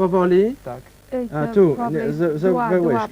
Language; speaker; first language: Polish; non-native, learner; Chinese